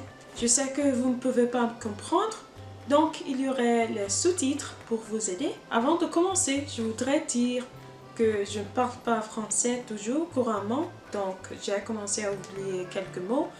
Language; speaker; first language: French; non-native, learner; English